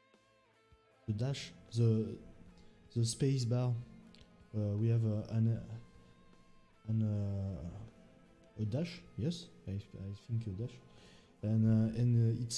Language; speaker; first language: English; non-native, learner; French